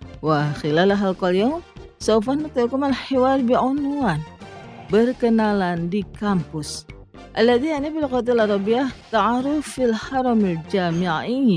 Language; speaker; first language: Arabic; non-native, fluent; Indonesian